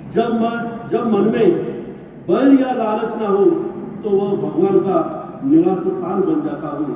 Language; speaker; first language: Hindi; non-native, local second language; Marathi